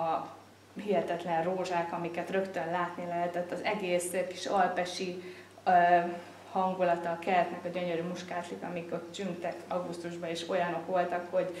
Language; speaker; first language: Hungarian; native; Hungarian